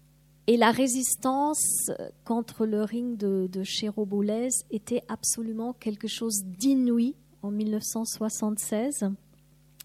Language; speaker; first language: French; non-native, fluent; German